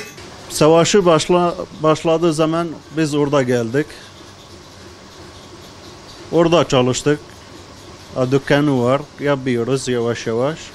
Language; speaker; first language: Turkish; non-native, learner; Arabic